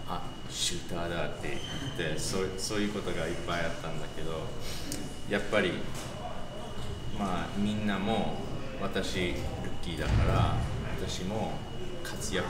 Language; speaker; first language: Japanese; non-native, learner; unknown